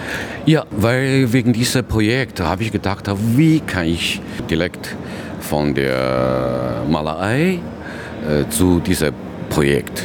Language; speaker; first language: German; non-native, learner; Chinese